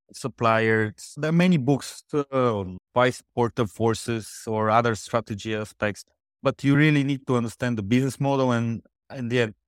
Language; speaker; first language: English; non-native, fluent; Bulgarian